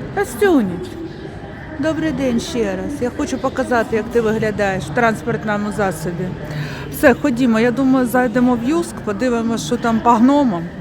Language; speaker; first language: Ukrainian; non-native, local second language; Russian